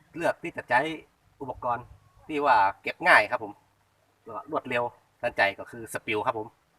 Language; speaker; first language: Thai; native; Thai